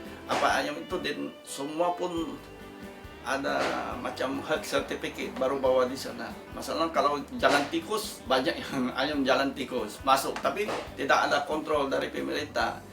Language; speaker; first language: Indonesian; non-native, fluent; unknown